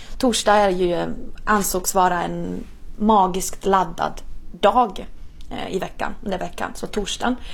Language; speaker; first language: Swedish; non-native, fluent; Italian